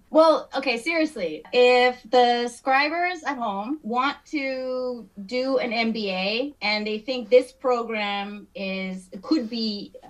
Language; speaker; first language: English; native; English